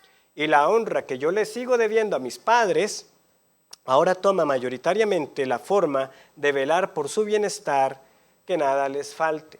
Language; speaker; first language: Spanish; native; Spanish